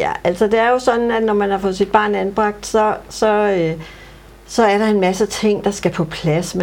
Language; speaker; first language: Danish; native; Danish